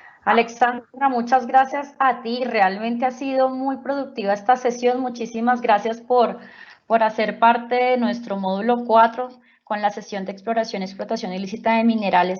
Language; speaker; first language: Spanish; native; Spanish